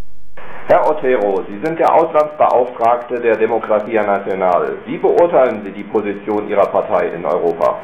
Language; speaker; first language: German; native; German